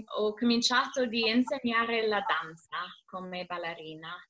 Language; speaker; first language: Italian; non-native, learner; English